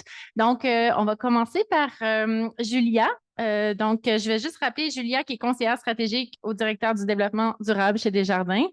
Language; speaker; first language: French; native; French